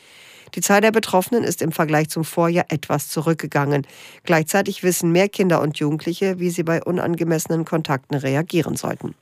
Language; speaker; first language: German; native; German